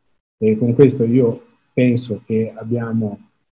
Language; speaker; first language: Italian; native; Italian